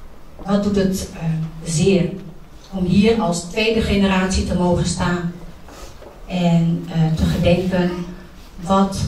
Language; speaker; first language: Dutch; early bilingual, other home language; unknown